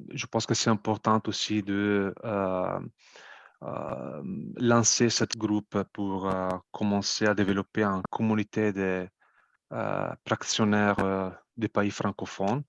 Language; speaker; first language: French; non-native, fluent; Italian